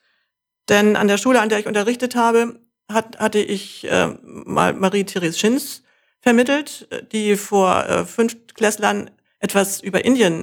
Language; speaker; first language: German; native; German